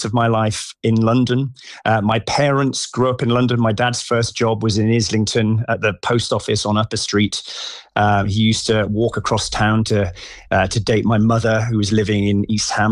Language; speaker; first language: English; native; English